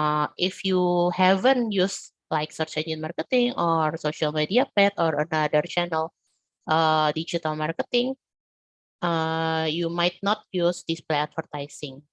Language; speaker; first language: English; non-native, learner; Indonesian